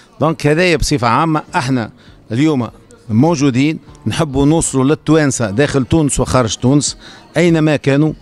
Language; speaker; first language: Arabic; native; Arabic